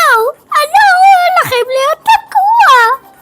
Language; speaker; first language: Hebrew; early bilingual, heritage; Hebrew